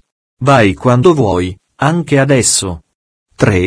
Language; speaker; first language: Italian; native; Italian